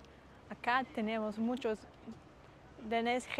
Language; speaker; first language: Spanish; non-native, learner; Danish